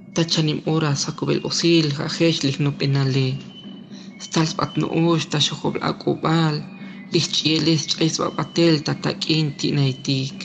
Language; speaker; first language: Spanish; native; Spanish